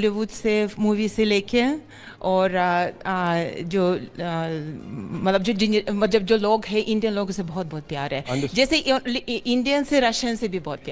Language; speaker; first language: Hindi; non-native, fluent; Russian